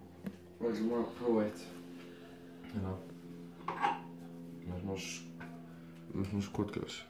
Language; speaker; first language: Icelandic; native; Icelandic